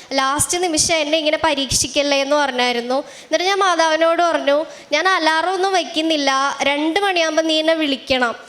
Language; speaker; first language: Malayalam; native; Malayalam